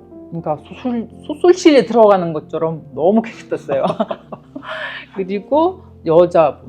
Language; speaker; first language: Korean; non-native, fluent; Kyrgyz